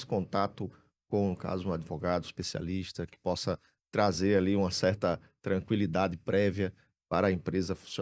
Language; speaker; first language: Portuguese; native; Portuguese